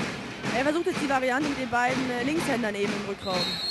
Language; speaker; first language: German; native; German